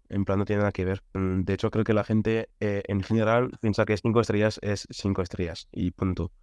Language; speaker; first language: Spanish; non-native, fluent; French